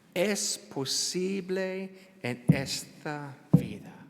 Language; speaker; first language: Spanish; non-native, learner; English